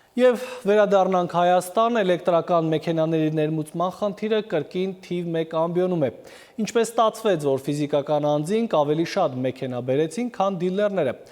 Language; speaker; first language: Armenian; native; Armenian